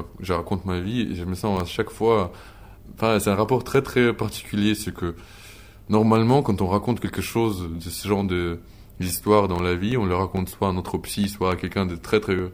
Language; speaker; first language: French; non-native, fluent; Ukrainian